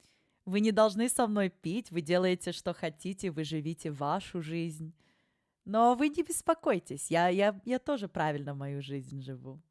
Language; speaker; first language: Russian; early bilingual, heritage; Russian